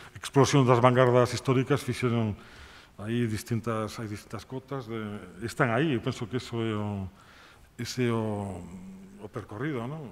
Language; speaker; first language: Spanish; non-native, local second language; Galician